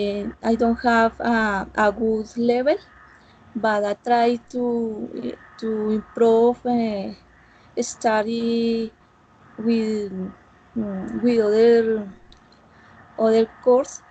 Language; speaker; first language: English; non-native, learner; Spanish